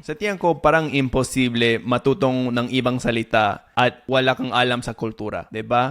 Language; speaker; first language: Filipino; non-native, fluent; English